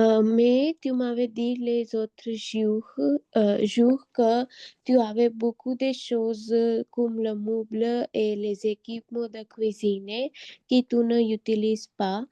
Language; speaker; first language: French; non-native, learner; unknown